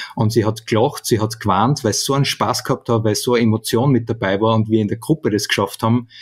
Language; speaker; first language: German; native; German